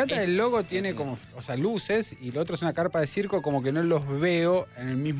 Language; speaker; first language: Spanish; native; Spanish